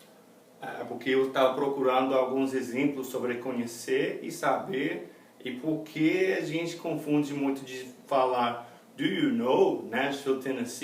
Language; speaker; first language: Portuguese; non-native, fluent; English